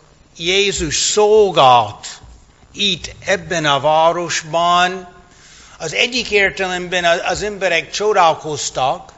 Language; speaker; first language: Hungarian; non-native, fluent; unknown